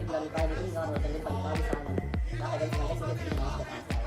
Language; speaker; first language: German; native; German